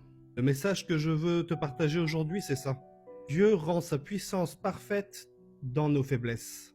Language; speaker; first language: French; native; French